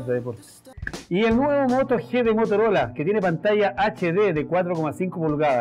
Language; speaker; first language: Spanish; native; Spanish